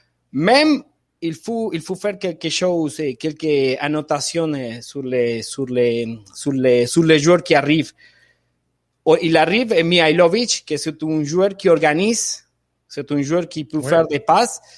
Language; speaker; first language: French; non-native, fluent; Spanish